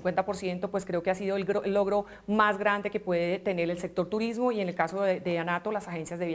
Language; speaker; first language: Spanish; native; Spanish